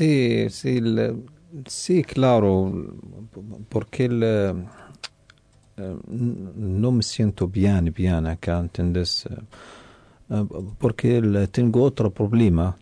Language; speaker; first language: Spanish; non-native, local second language; Arabic